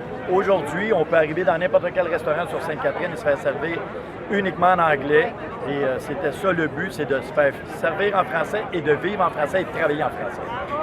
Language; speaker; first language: French; native; French